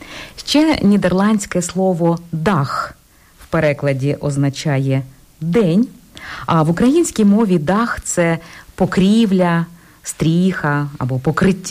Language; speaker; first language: Ukrainian; native; Ukrainian